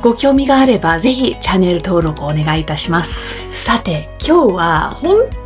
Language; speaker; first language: Japanese; non-native, fluent; English